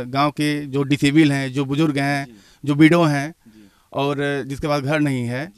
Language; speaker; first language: Hindi; native; Hindi